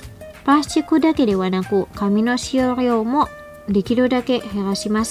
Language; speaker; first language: Japanese; non-native, fluent; Indonesian